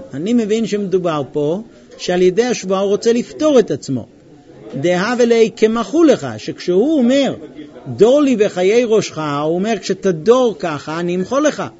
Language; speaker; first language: Hebrew; non-native, fluent; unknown